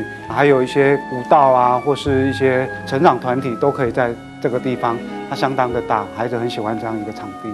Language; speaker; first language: Chinese; native; Chinese